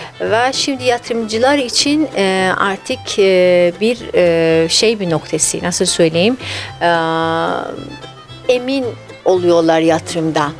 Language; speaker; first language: Turkish; non-native, fluent; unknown